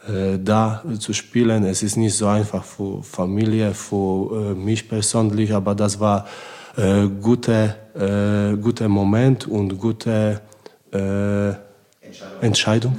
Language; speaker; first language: German; non-native, learner; Polish